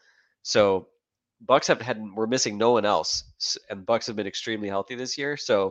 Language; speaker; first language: English; native; English